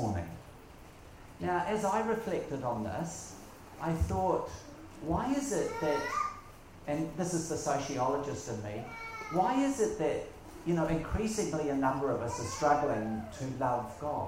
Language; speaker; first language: English; native; English